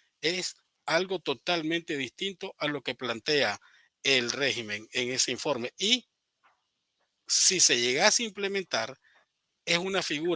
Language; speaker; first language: Spanish; native; Spanish